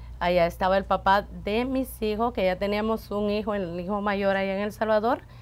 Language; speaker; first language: Spanish; native; Spanish